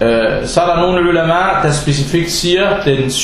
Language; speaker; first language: Danish; non-native, fluent; Arabic